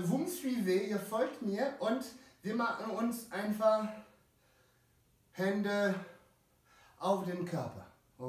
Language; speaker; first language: German; non-native, fluent; French